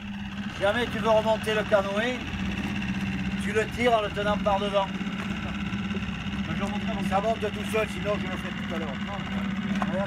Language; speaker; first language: French; native; French